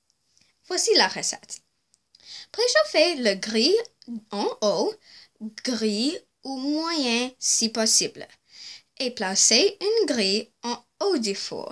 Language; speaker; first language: French; non-native, local second language; English